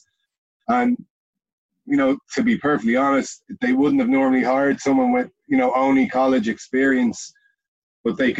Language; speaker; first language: English; native; English